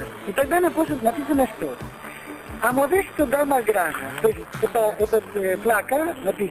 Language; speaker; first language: Russian; non-native, learner; Italian